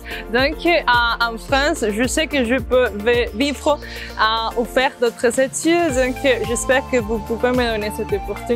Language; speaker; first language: French; non-native, fluent; Spanish